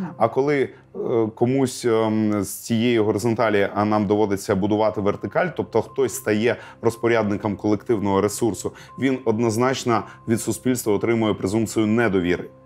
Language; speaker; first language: Ukrainian; non-native, local second language; Russian